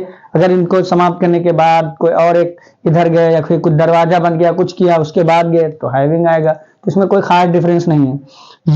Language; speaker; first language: Hindi; native; Hindi